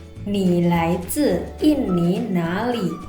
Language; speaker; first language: Chinese; non-native, fluent; Indonesian